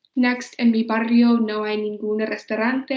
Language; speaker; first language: Spanish; non-native, learner; English